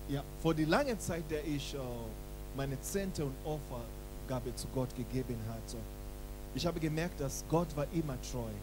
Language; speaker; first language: German; non-native, learner; English